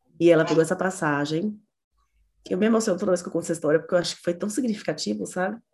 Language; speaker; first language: Portuguese; native; Portuguese